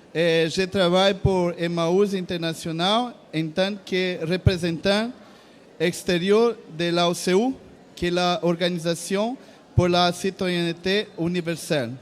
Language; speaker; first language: French; non-native, learner; Portuguese